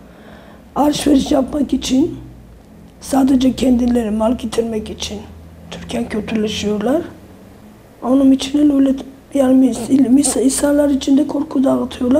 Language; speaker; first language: Turkish; non-native, fluent; Armenian